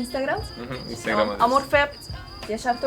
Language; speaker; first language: Turkish; non-native, learner; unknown